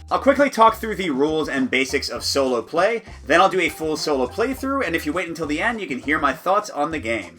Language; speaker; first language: English; native; English